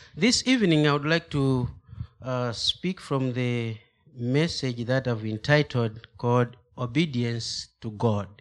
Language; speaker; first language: English; non-native, local second language; Nyanja